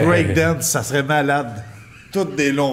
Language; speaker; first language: French; native; French